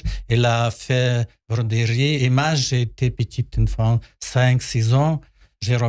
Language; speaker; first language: French; non-native, learner; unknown